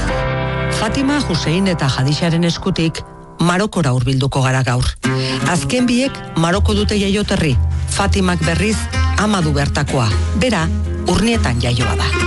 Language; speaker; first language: Basque; native; Basque